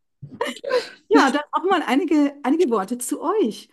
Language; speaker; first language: German; native; German